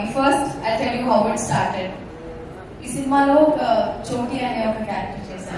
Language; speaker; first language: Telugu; non-native, fluent; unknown